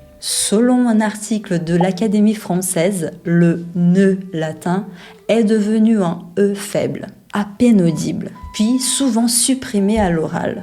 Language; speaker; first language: French; non-native, fluent; Portuguese